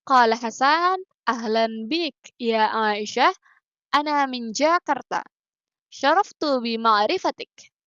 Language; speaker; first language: Arabic; non-native, learner; Indonesian